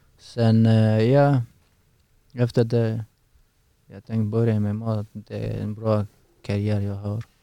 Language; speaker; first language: Swedish; non-native, learner; Persian